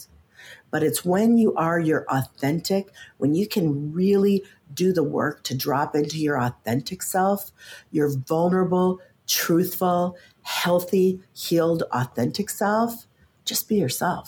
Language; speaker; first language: English; native; English